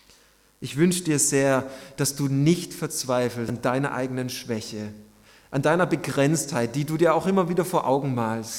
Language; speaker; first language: German; native; German